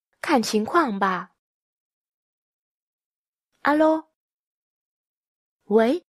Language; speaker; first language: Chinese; non-native, fluent; Vietnamese